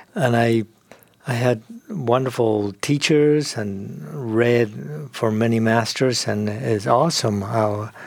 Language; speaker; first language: English; non-native, fluent; Spanish